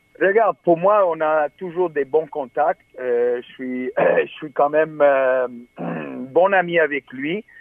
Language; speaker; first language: French; native; French